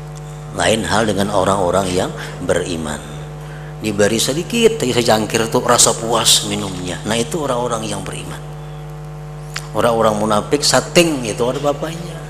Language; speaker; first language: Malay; non-native, local second language; Banjar